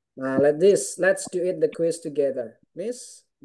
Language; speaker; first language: English; non-native, fluent; Indonesian